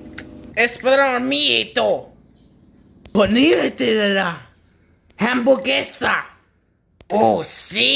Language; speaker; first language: Spanish; non-native, learner; English